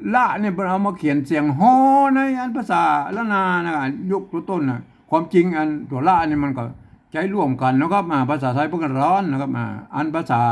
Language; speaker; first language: Thai; non-native, local second language; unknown